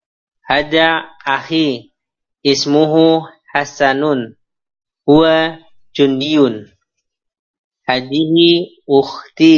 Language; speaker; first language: Arabic; non-native, learner; Indonesian